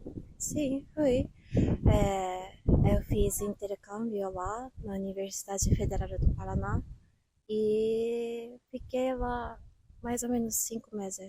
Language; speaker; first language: Portuguese; non-native, fluent; Japanese